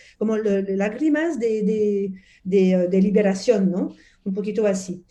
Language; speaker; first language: Spanish; non-native, fluent; French